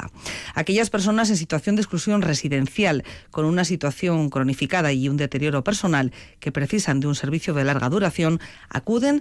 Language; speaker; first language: Spanish; native; Spanish